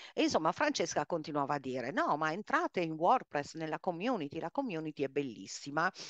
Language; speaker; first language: Italian; native; Italian